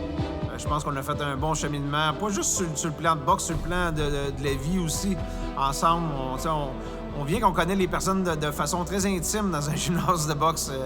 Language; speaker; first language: French; native; French